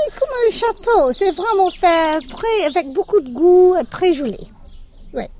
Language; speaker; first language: French; non-native, fluent; English